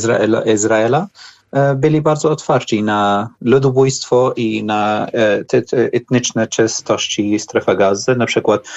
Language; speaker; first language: Polish; non-native, learner; Arabic